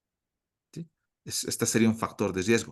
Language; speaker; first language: Spanish; native; Spanish